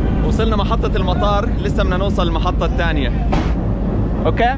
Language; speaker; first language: Arabic; native; Arabic